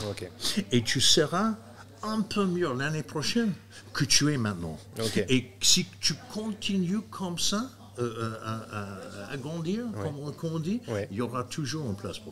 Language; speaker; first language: French; non-native, fluent; English